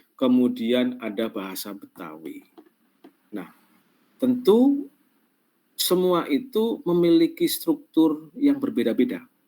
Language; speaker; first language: Indonesian; non-native, local second language; Javanese